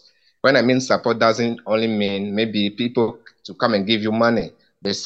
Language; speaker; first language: English; non-native, local second language; Ewe